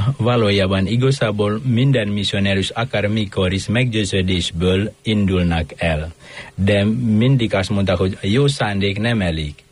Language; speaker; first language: Hungarian; non-native, fluent; Indonesian